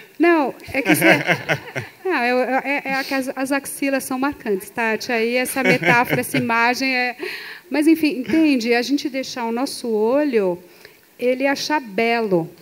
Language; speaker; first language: Portuguese; native; Portuguese